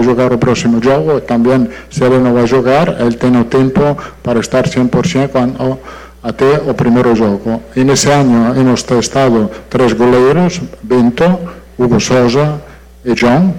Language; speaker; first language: Portuguese; non-native, fluent; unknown